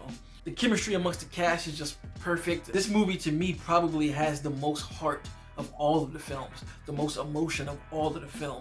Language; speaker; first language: English; native; English